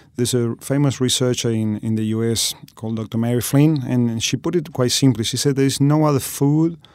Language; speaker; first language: English; non-native, fluent; Spanish